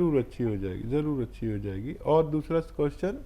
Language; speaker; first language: Hindi; native; Hindi